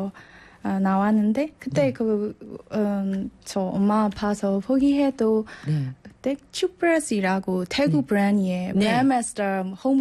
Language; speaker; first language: Korean; non-native, learner; Burmese